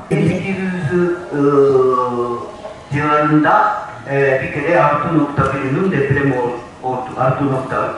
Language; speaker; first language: Turkish; non-native, learner; Japanese